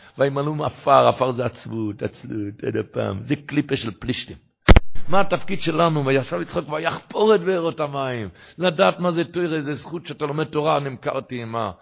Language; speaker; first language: Hebrew; non-native, local second language; Yiddish